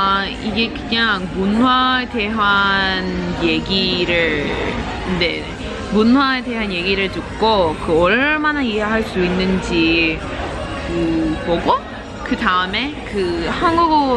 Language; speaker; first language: Korean; non-native, learner; English